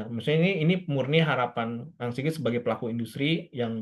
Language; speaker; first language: Indonesian; native; Indonesian